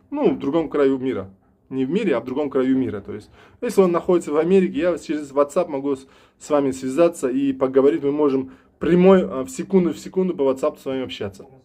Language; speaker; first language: Russian; non-native, local second language; Uzbek